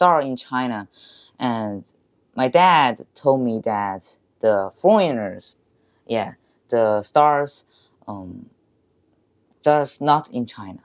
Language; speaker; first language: English; non-native, learner; Chinese